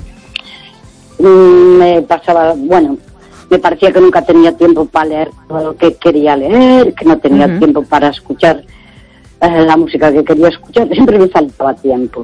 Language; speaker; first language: Spanish; native; Spanish